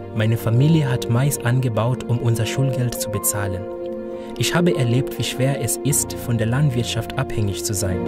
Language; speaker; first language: German; non-native, fluent; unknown